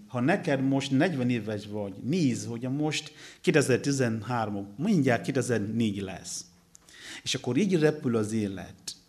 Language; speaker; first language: Hungarian; non-native, fluent; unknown